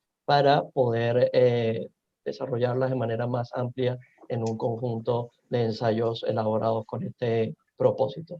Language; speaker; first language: Spanish; native; Spanish